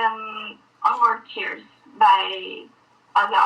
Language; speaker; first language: English; non-native, learner; Portuguese